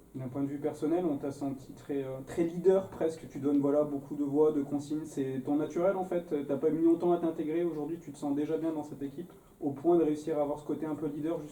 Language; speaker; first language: French; native; French